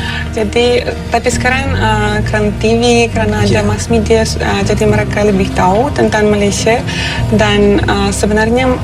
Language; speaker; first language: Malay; non-native, fluent; Russian